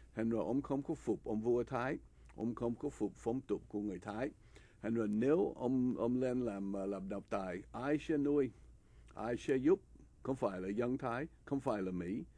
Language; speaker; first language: Vietnamese; non-native, fluent; English